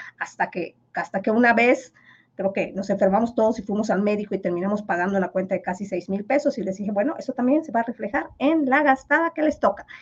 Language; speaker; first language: Spanish; non-native, local second language; Yucateco